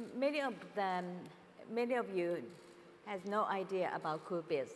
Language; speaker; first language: English; non-native, fluent; Japanese